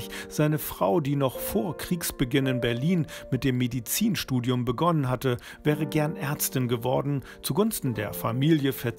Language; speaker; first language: German; native; German